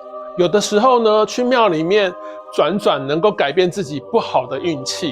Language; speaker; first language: Chinese; native; Chinese